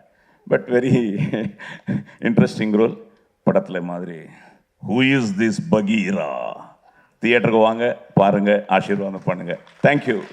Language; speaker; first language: Tamil; non-native, local second language; Telugu